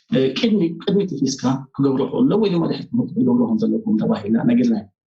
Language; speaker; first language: Tigrinya; early bilingual, heritage; Tigrinya